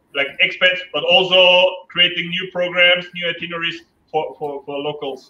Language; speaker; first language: English; non-native, fluent; German